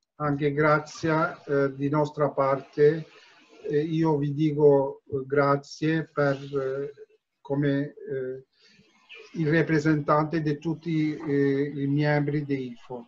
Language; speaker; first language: Italian; non-native, fluent; Turkish